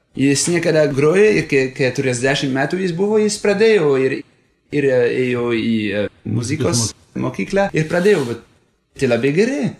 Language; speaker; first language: Lithuanian; non-native, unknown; French